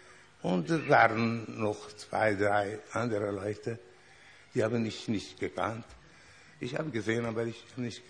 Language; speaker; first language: German; non-native, learner; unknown